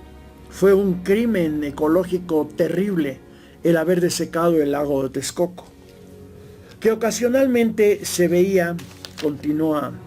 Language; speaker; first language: Spanish; native; Spanish